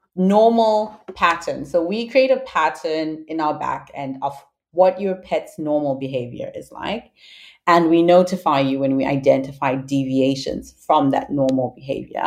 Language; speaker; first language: English; non-native, local second language; Shona